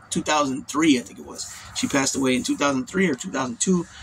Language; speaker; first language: English; native; English